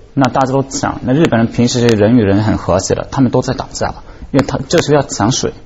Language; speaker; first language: Chinese; non-native, fluent; Japanese